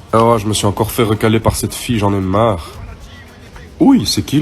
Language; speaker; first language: French; native; French